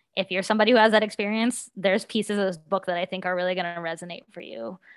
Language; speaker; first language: English; native; English